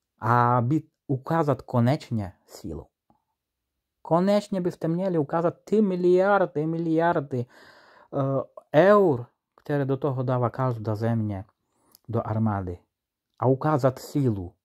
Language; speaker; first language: Czech; non-native, fluent; Ukrainian